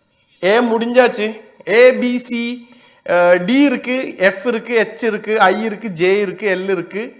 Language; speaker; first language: Tamil; non-native, learner; Malayalam